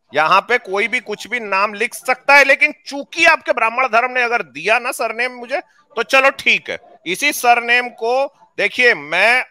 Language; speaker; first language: Hindi; native; Hindi